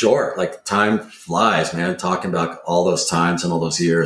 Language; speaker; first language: English; native; English